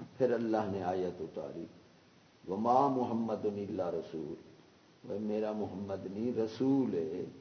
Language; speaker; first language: Urdu; non-native, local second language; Punjabi